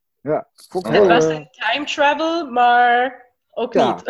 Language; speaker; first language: Dutch; non-native, learner; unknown